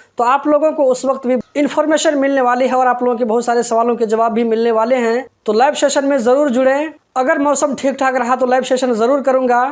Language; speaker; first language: Hindi; native; Hindi